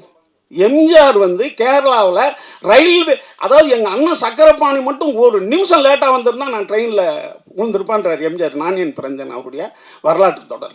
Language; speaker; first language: Tamil; native; Tamil